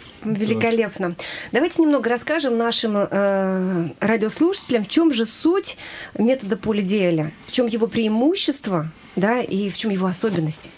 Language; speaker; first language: Russian; native; Russian